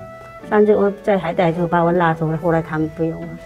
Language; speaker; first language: Chinese; native; Chinese